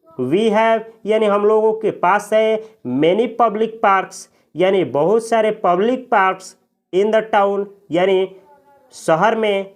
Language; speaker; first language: Hindi; native; Hindi